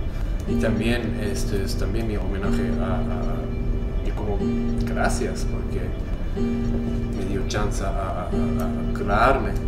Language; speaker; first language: Spanish; non-native, learner; Japanese